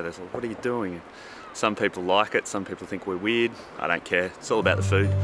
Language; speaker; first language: English; native; English